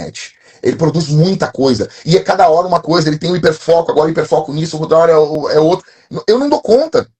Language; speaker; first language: Portuguese; native; Portuguese